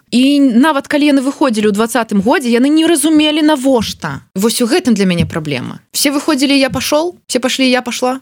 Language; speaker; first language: Belarusian; non-native, local second language; Russian